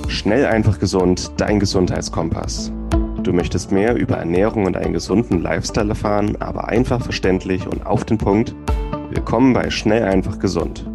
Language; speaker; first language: German; native; German